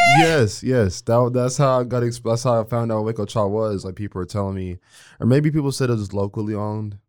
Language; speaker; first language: English; native; English